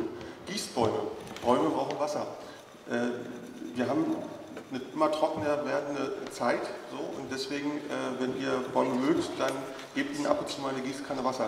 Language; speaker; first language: German; native; German